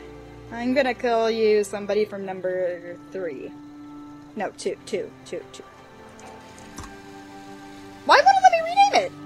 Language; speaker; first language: English; native; English